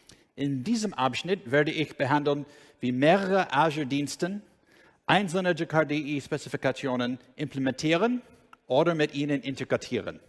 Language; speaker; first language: German; non-native, learner; English